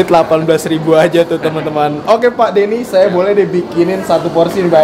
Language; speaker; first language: Indonesian; native; Indonesian